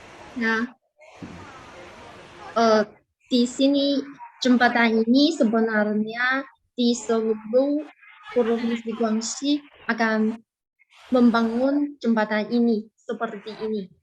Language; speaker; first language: Indonesian; non-native, fluent; Chinese